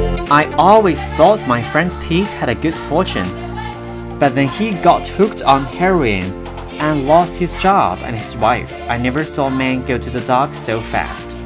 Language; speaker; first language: English; non-native, fluent; Chinese